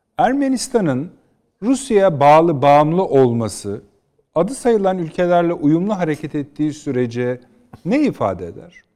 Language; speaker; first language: Turkish; native; Turkish